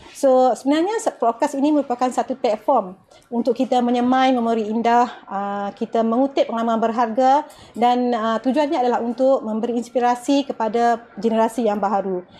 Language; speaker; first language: Malay; native; Malay